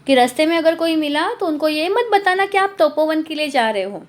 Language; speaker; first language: Hindi; non-native, local second language; Marathi